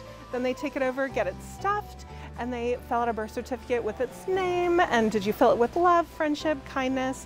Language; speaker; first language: English; native; English